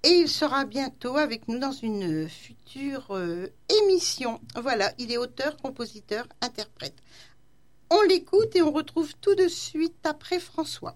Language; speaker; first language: French; native; French